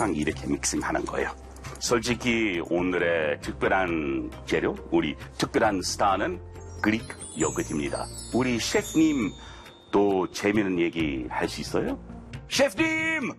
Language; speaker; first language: Korean; non-native, learner; English